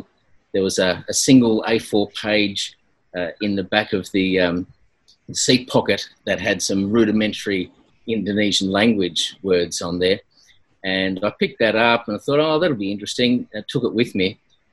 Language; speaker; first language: English; native; English